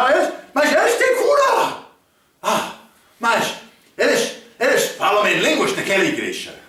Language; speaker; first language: Portuguese; non-native, fluent; English